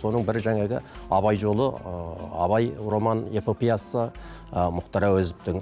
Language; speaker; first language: Kazakh; early bilingual, heritage; Kazakh